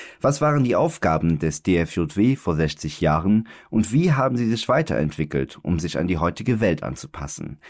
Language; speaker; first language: German; native; German